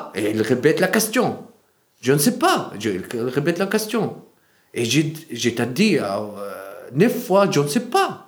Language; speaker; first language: French; non-native, learner; Arabic